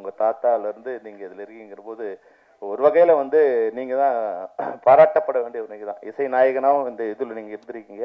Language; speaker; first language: Tamil; native; Tamil